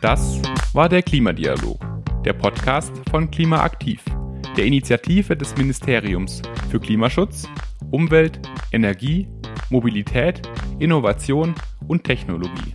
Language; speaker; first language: German; native; German